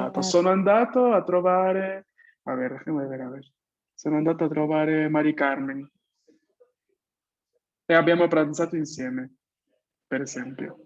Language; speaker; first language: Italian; non-native, fluent; Spanish